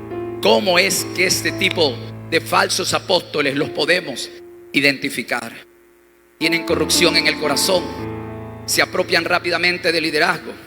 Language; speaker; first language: Spanish; native; Spanish